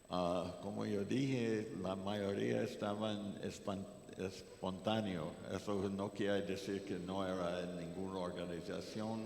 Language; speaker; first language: Spanish; non-native, fluent; English